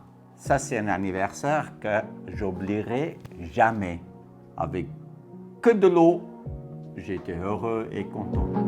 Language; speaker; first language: French; non-native, fluent; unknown